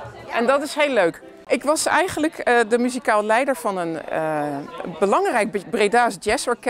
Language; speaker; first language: Dutch; native; Dutch